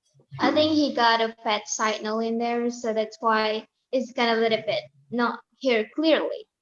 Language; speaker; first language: English; non-native, learner; Indonesian